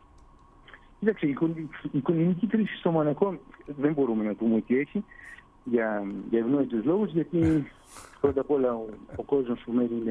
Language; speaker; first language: Greek; early bilingual, heritage; Greek